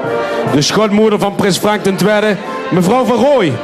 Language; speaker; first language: Dutch; native; Dutch